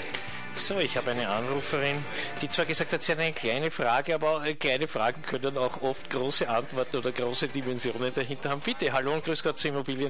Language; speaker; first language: German; native; German